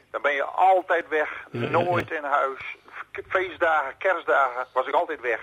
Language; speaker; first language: Dutch; native; Dutch